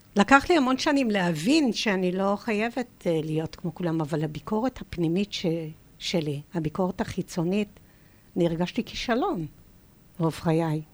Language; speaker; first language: Hebrew; early bilingual, other home language; English